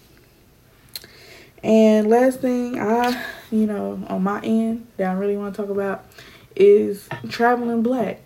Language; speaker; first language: English; native; English